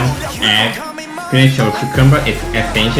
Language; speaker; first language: English; non-native, learner; Korean